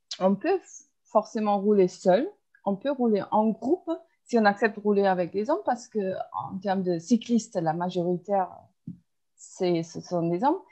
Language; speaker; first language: French; non-native, fluent; German